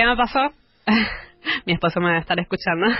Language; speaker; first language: Spanish; native; Spanish